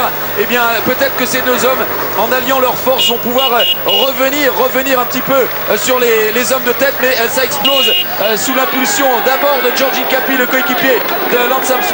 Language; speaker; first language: French; native; French